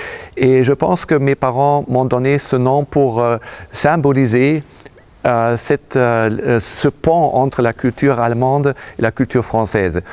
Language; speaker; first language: French; non-native, fluent; German